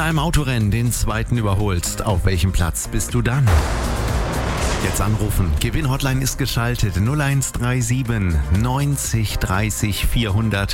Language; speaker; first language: German; native; German